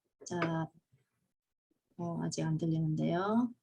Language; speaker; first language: Korean; native; Korean